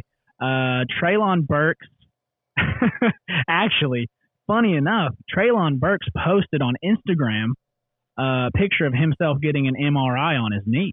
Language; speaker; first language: English; native; English